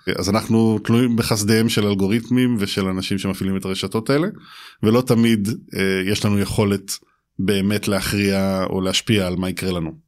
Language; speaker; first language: Hebrew; native; Hebrew